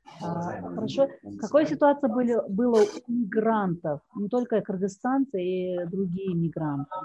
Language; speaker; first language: Russian; non-native, local second language; Kyrgyz